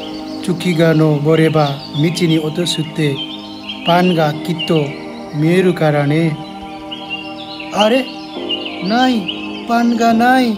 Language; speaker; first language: Japanese; non-native, learner; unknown